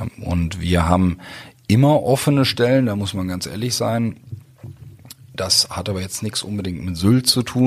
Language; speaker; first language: German; native; German